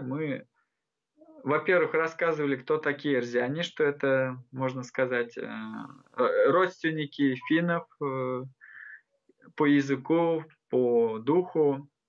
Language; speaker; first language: Russian; non-native, local second language; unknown